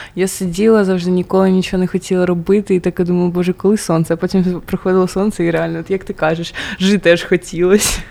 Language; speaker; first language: Ukrainian; native; Ukrainian